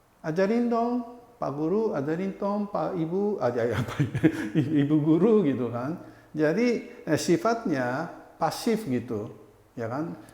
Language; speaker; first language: Indonesian; non-native, fluent; Japanese